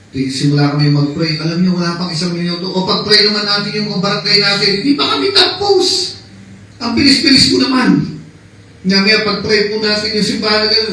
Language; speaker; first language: Filipino; native; Filipino